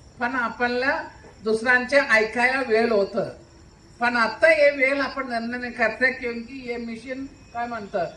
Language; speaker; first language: Marathi; non-native, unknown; Malayalam